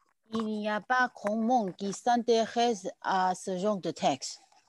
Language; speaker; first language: French; native; French